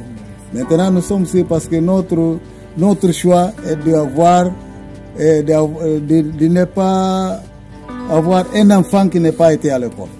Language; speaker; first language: French; non-native, fluent; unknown